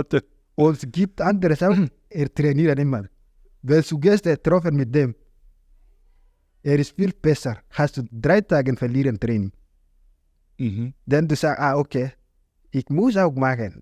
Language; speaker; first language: German; non-native, learner; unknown